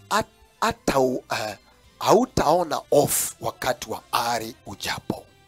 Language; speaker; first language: Swahili; non-native, local second language; Kamba